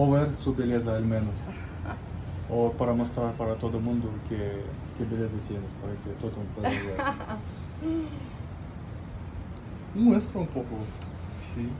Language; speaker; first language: Spanish; non-native, learner; Russian